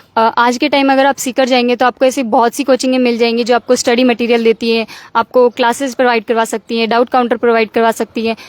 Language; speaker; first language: Hindi; native; Hindi